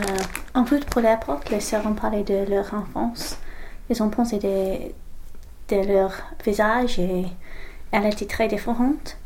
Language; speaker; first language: French; non-native, learner; English